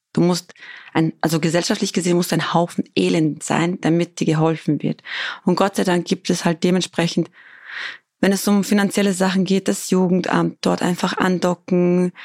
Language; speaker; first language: German; early bilingual, other home language; Albanian